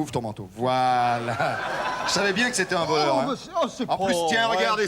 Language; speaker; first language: French; native; French